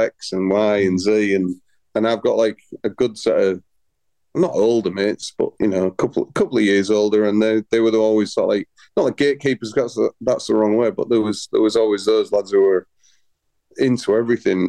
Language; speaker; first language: English; native; English